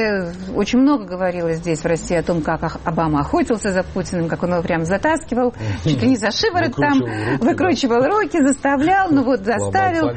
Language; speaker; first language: Russian; native; Russian